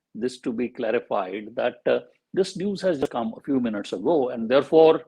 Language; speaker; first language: English; non-native, local second language; Punjabi